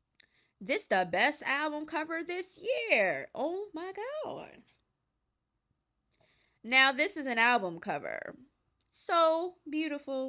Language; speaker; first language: English; native; English